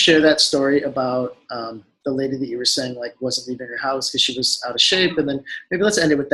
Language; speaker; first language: English; native; English